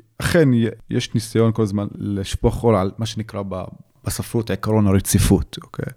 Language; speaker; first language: Hebrew; non-native, local second language; Arabic